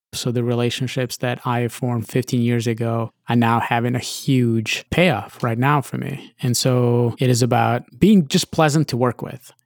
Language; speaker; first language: English; early bilingual, other home language; Russian